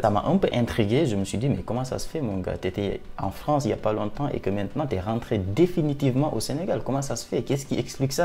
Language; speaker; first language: French; non-native, local second language; Wolof